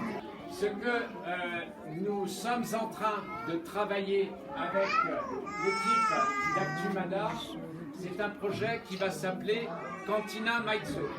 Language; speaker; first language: French; native; French